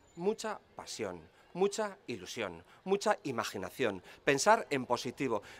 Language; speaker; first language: Spanish; native; Spanish